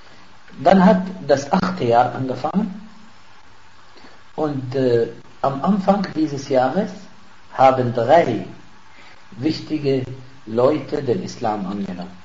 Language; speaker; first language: German; non-native, fluent; Arabic